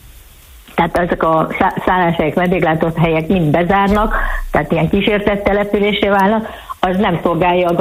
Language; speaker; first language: Hungarian; native; Hungarian